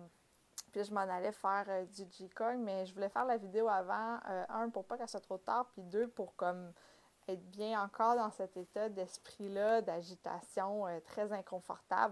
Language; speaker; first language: French; native; French